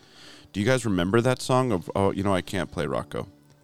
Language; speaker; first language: English; native; English